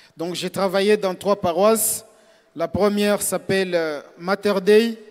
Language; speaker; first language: French; non-native, local second language; Swahili